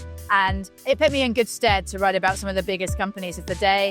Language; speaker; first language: English; native; English